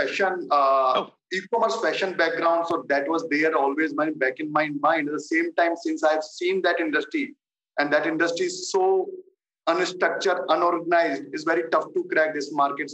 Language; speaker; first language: English; non-native, local second language; Hindi